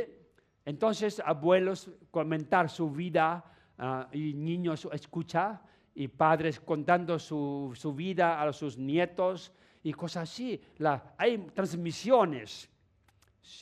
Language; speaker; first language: Spanish; non-native, learner; Tibetan